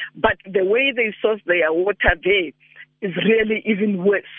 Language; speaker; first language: English; non-native, local second language; Northern Sotho